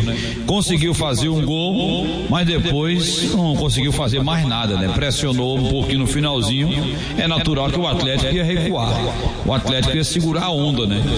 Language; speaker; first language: Portuguese; native; Portuguese